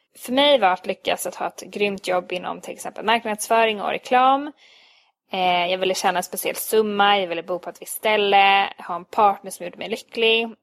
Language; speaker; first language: Swedish; early bilingual, other home language; Hungarian